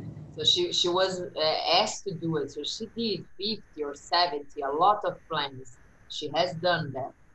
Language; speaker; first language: English; non-native, fluent; Portuguese